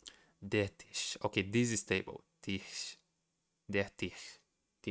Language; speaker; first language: German; non-native, learner; Portuguese